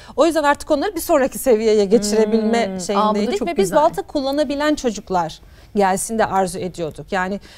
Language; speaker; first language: Turkish; native; Turkish